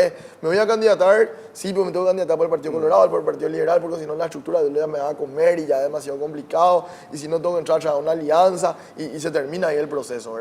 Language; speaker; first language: Spanish; native; Spanish